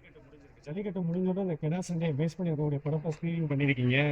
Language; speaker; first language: Tamil; native; Tamil